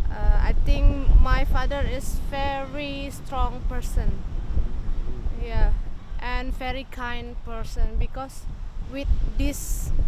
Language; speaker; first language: English; non-native, learner; Indonesian